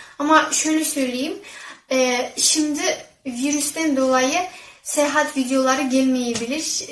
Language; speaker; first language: Turkish; non-native, fluent; Kazakh